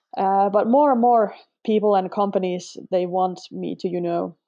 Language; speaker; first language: English; non-native, fluent; Finnish